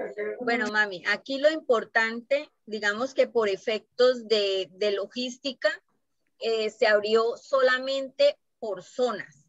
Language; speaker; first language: Spanish; native; Spanish